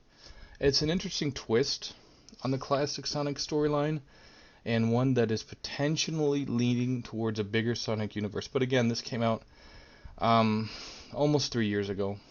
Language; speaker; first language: English; native; English